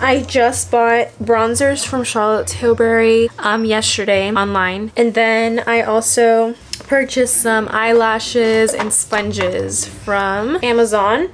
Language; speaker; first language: English; early bilingual, other home language; Spanish